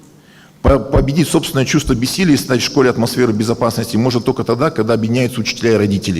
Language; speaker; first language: Russian; native; Russian